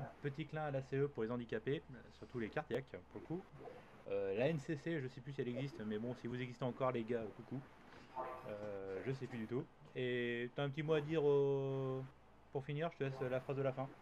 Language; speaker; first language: French; native; French